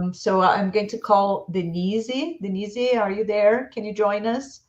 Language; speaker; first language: English; non-native, fluent; Portuguese